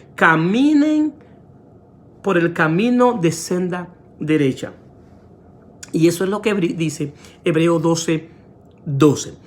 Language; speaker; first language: Spanish; native; Spanish